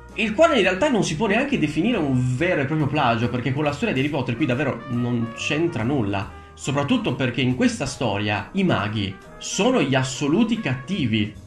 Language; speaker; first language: Italian; early bilingual, other home language; Romanian